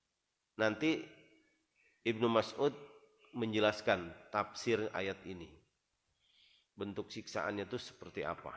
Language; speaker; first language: Indonesian; native; Indonesian